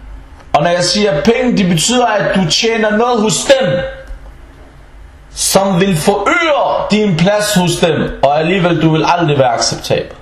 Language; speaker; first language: Danish; early bilingual, other home language; Arabic